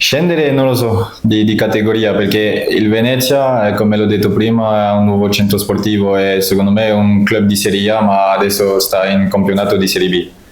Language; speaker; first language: Italian; non-native, fluent; French